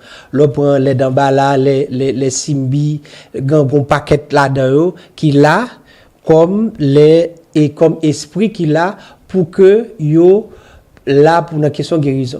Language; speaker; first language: Haitian Creole; native; Haitian Creole